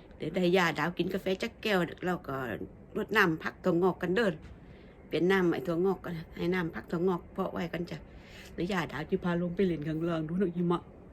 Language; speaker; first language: Thai; native; Thai